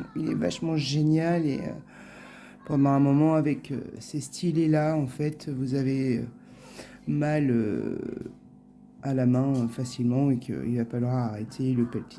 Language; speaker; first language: French; native; French